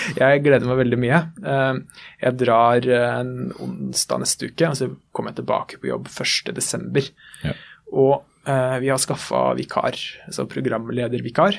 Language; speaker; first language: Norwegian; native; Norwegian